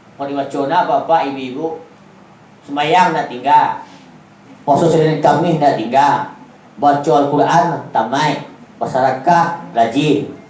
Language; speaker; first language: Malay; non-native, local second language; Minangkabau